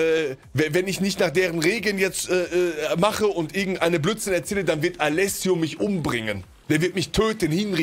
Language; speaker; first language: German; native; German